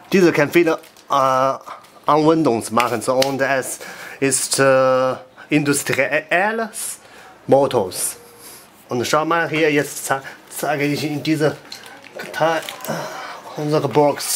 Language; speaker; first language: German; non-native, learner; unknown